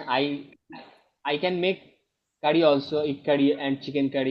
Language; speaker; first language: English; non-native, local second language; Bangla